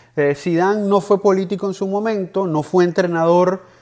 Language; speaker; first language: Spanish; native; Spanish